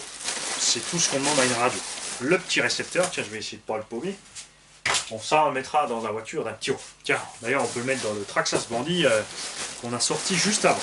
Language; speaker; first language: French; native; French